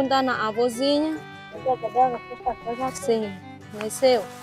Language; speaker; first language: Portuguese; non-native, learner; Vietnamese